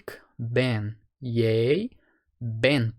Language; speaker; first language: Dutch; non-native, fluent; Portuguese